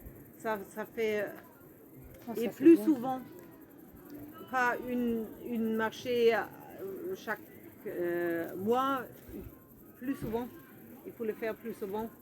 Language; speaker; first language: French; non-native, fluent; German